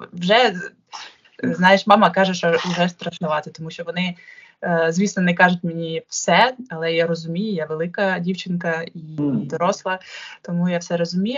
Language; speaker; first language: Ukrainian; non-native, local second language; Russian